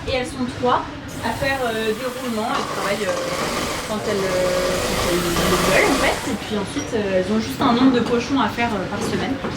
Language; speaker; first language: French; native; French